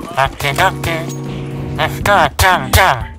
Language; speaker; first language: English; non-native, fluent; Indonesian